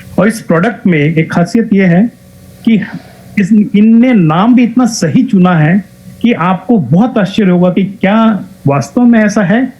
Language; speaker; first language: Hindi; non-native, local second language; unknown